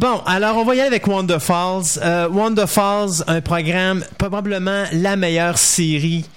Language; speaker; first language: French; native; French